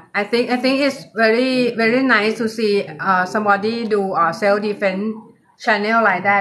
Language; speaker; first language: English; non-native, learner; Thai